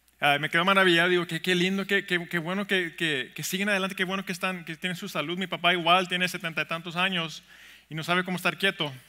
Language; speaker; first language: Spanish; early bilingual, heritage; Spanish